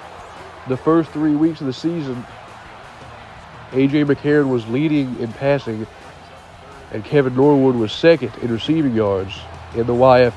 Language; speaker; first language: English; native; English